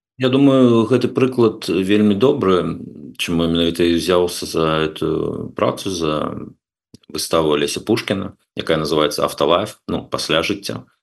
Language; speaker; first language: Belarusian; native; Belarusian